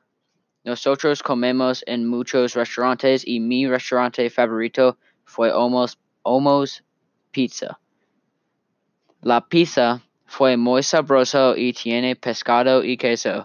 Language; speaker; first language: Spanish; non-native, learner; English